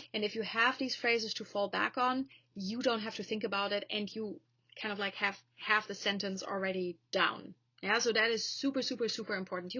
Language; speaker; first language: English; non-native, fluent; German